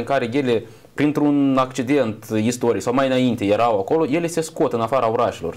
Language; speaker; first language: Romanian; native; Romanian